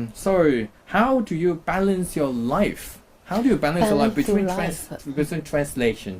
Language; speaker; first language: English; non-native, fluent; Chinese